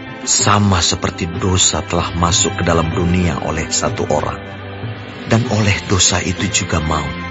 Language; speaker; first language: Indonesian; native; Indonesian